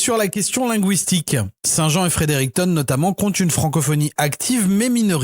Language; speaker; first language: French; native; French